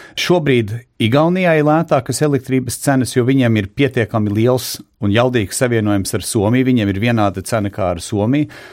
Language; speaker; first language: Latvian; early bilingual, heritage; Latvian